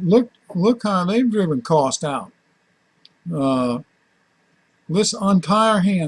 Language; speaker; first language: English; native; English